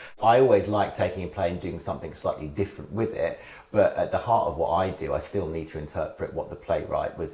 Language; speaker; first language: English; native; English